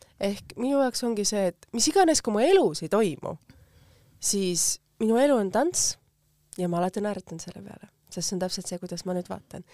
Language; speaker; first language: Estonian; native; Estonian